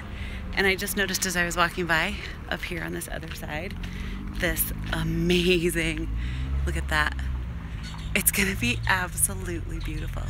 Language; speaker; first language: English; native; English